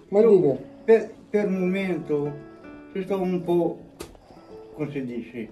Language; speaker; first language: Italian; non-native, learner; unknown